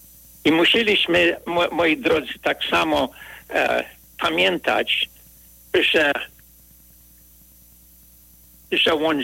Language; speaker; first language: Polish; early bilingual, heritage; Polish